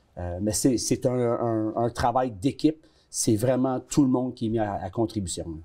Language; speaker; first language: French; native; French